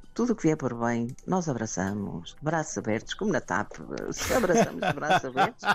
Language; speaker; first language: Portuguese; native; Portuguese